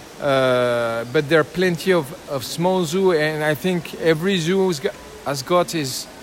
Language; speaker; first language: English; non-native, learner; French